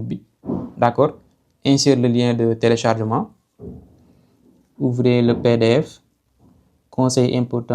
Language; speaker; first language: French; non-native, local second language; Wolof